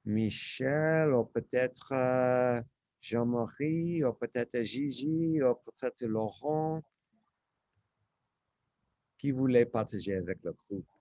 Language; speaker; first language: French; non-native, learner; English